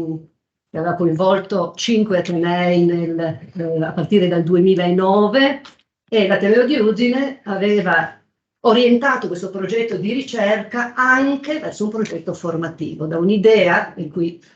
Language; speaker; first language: Italian; native; Italian